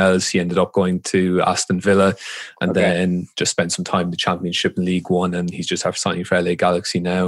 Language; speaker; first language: English; native; English